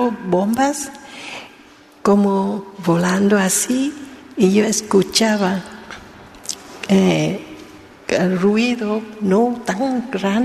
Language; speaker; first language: Spanish; non-native, learner; Vietnamese